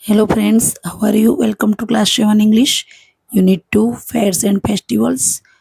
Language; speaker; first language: English; non-native, local second language; Gujarati